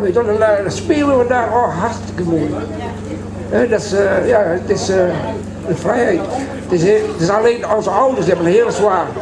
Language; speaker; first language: Dutch; early bilingual, other home language; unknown